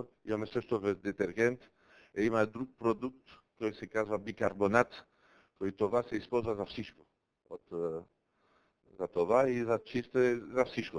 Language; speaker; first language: Bulgarian; non-native, learner; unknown